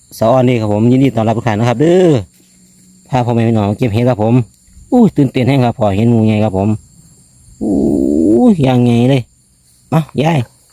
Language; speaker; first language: Thai; native; Thai